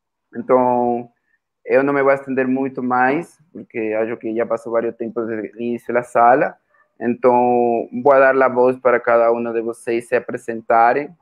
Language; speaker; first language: Portuguese; non-native, fluent; Spanish